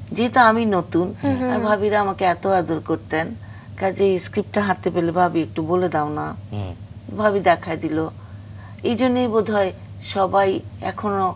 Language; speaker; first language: Bangla; native; Bangla